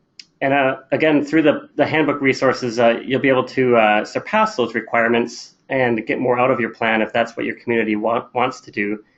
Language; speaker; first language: English; native; English